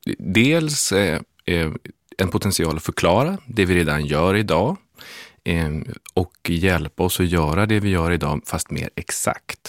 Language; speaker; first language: Swedish; native; Swedish